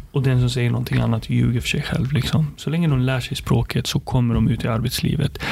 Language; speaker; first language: Swedish; early bilingual, other home language; Arabic